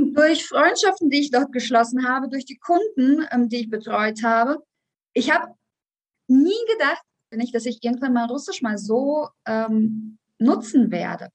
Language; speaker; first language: German; early bilingual, other home language; Russian